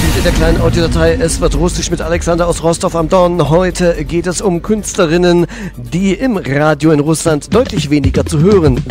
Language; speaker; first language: German; native; German